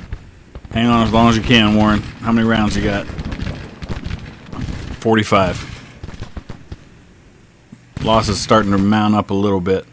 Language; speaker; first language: English; native; English